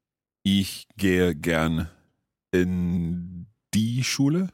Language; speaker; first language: German; non-native, learner; English